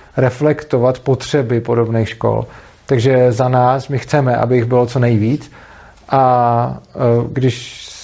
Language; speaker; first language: Czech; native; Czech